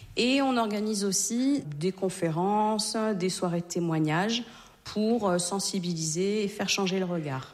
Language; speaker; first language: French; native; French